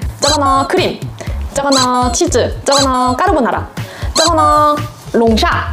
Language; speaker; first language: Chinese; non-native, learner; Korean